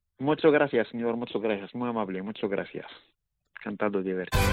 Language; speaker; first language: Spanish; non-native, learner; Arabic